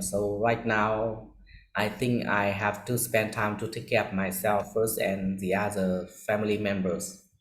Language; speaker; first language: English; non-native, learner; Vietnamese